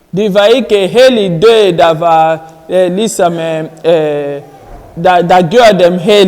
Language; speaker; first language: Swedish; non-native, fluent; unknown